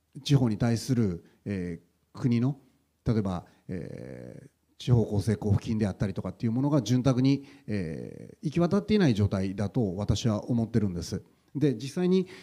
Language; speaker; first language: Japanese; native; Japanese